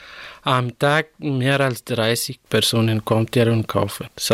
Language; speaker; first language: German; non-native, learner; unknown